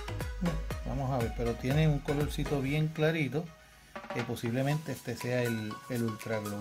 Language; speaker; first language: Spanish; native; Spanish